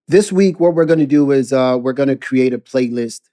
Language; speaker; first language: English; non-native, local second language; Akan